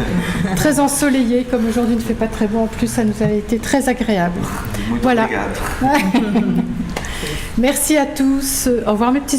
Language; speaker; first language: French; native; French